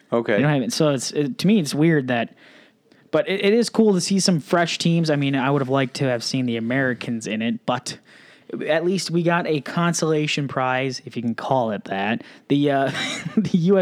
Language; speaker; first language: English; native; English